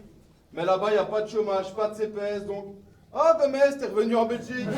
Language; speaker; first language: French; native; French